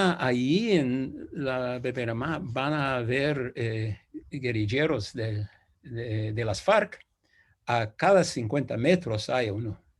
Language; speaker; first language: Spanish; non-native, fluent; English